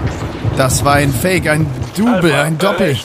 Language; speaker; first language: German; native; German